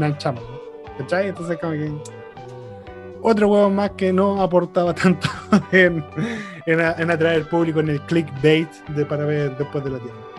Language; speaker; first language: Spanish; native; Spanish